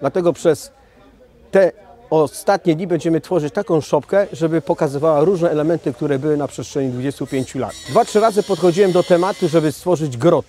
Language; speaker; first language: Polish; native; Polish